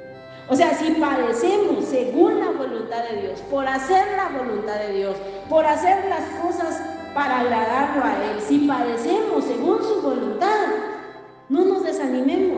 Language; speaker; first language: Spanish; native; Spanish